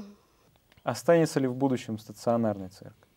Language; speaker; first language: Russian; native; Russian